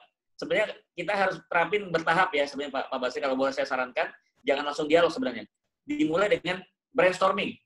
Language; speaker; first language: Indonesian; native; Indonesian